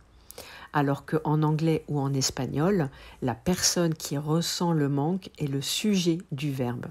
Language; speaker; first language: French; native; French